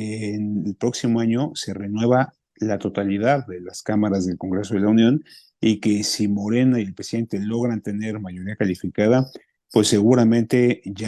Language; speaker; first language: Spanish; native; Spanish